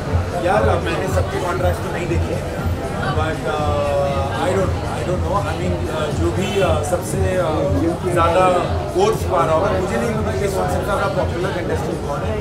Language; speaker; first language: Hindi; native; Hindi